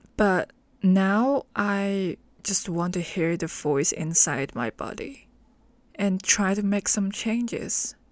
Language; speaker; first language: English; non-native, local second language; Cantonese